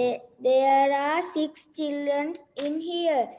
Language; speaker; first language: English; non-native, learner; Sinhala